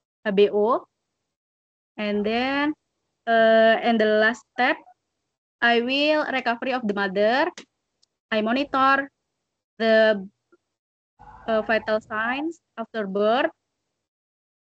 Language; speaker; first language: English; non-native, learner; Indonesian